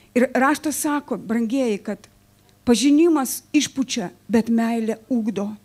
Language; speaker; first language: Lithuanian; non-native, local second language; Russian